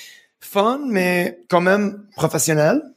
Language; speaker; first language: French; early bilingual, heritage; French